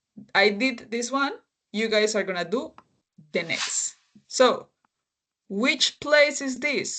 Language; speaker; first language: English; non-native, fluent; Spanish